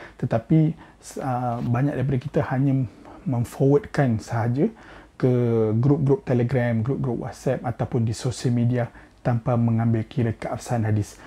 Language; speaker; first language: Malay; native; Malay